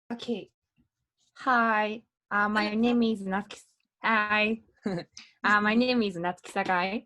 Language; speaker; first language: English; non-native, learner; Japanese